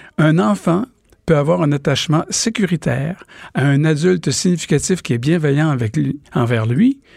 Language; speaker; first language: French; native; French